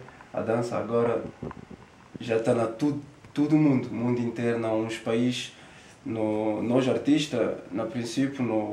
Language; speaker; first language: Portuguese; non-native, learner; French